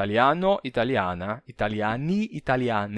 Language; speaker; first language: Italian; non-native, fluent; Portuguese